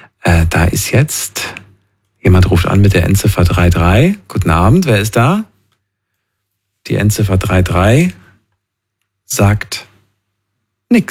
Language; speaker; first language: German; native; German